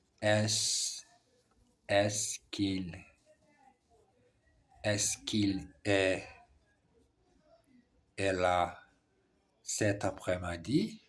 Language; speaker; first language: French; non-native, learner; Portuguese